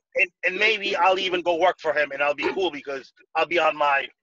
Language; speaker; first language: English; non-native, fluent; Spanish